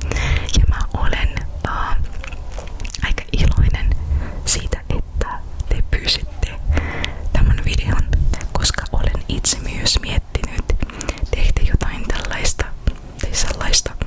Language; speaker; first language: Finnish; non-native, fluent; Russian